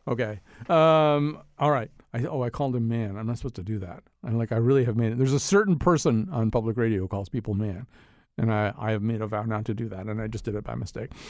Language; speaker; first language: English; native; English